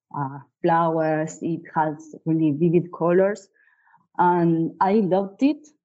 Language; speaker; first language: English; non-native, fluent; Spanish